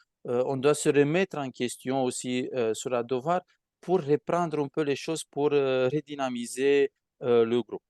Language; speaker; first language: French; non-native, fluent; Romanian